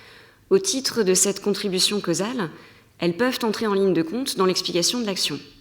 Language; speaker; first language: French; native; French